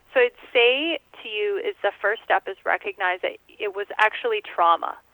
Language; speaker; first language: English; native; English